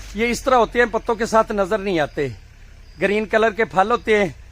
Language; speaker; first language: Urdu; non-native, local second language; Punjabi